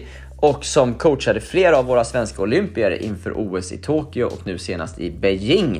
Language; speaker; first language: Swedish; native; Swedish